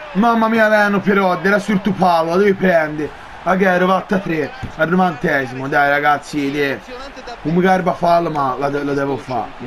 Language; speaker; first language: Italian; native; Italian